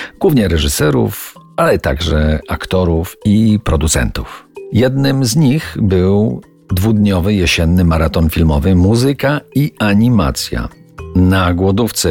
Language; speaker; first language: Polish; native; Polish